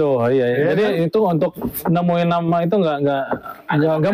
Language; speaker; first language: Indonesian; native; Indonesian